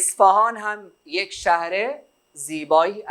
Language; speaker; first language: Persian; non-native, fluent; Urdu